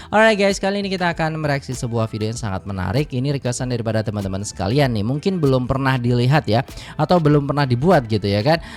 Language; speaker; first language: Indonesian; native; Indonesian